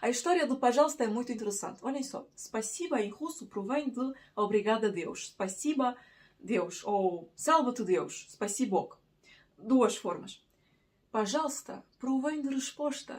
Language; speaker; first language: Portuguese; non-native, fluent; Russian